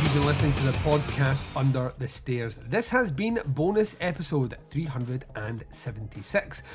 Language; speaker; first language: English; native; English